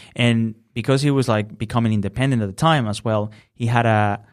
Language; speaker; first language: English; non-native, fluent; Spanish